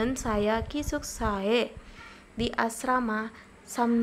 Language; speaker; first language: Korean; non-native, fluent; Indonesian